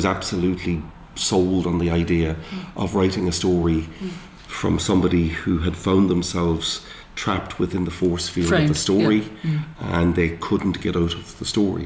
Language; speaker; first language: English; native; English